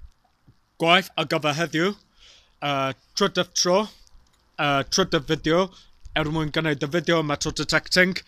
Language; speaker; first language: Welsh; non-native, learner; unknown